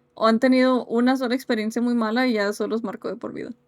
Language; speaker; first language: Spanish; early bilingual, heritage; Spanish